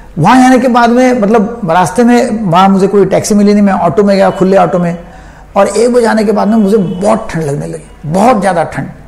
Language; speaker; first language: Hindi; non-native, local second language; Marathi